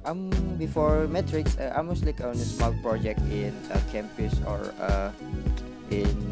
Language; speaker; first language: English; non-native, learner; Indonesian